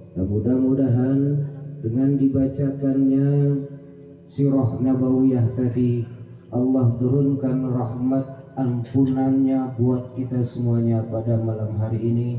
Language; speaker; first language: Indonesian; native; Indonesian